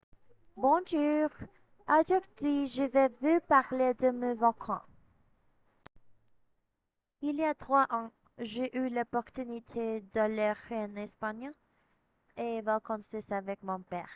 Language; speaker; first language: French; non-native, learner; Spanish